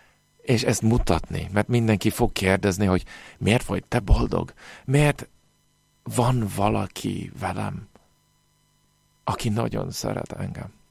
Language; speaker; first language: Hungarian; non-native, fluent; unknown